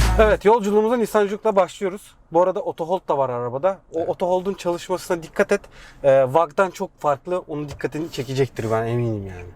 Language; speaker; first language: Turkish; native; Turkish